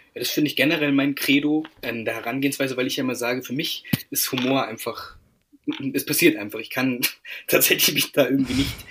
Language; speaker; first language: German; native; German